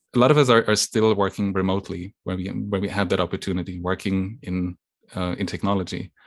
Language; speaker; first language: English; non-native, fluent; German